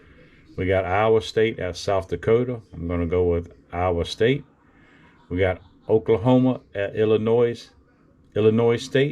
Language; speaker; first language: English; native; English